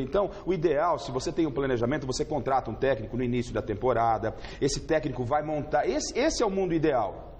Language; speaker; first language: Portuguese; native; Portuguese